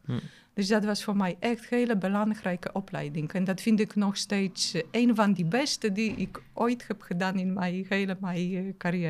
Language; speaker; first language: Dutch; non-native, fluent; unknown